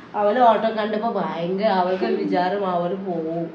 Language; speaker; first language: Malayalam; non-native, learner; Nepali